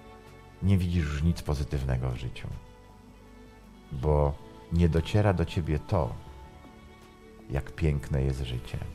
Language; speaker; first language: Polish; native; Polish